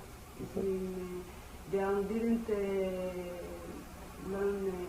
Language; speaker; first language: English; non-native, learner; Amharic